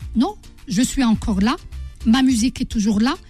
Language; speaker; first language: French; non-native, local second language; Arabic